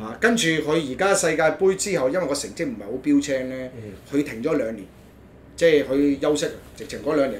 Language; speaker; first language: Cantonese; non-native, fluent; Spanish